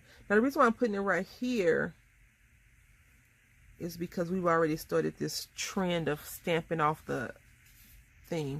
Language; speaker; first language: English; native; English